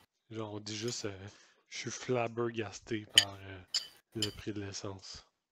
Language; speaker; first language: French; native; French